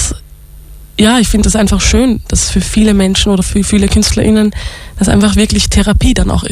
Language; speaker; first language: German; native; German